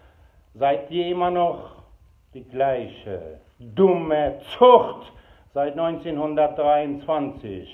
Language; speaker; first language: German; non-native, fluent; Persian